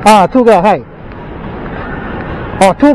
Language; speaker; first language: Japanese; non-native, learner; English